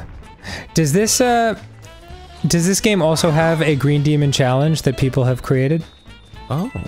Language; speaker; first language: English; native; English